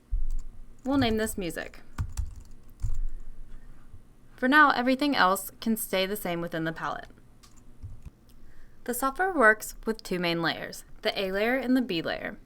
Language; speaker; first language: English; native; English